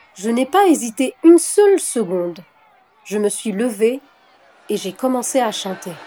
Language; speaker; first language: French; non-native, local second language; Arabic